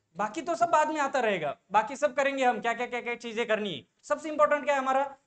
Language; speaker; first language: Hindi; non-native, local second language; Marathi